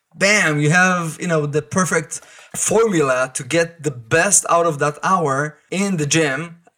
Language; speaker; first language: English; non-native, fluent; Hebrew